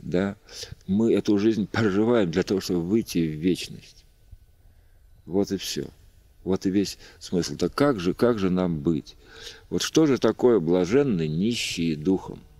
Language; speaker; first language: Russian; native; Russian